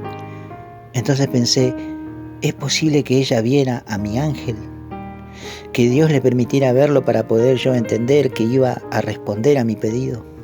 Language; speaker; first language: Spanish; native; Spanish